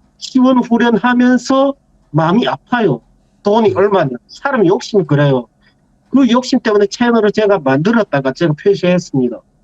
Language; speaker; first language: Korean; native; Korean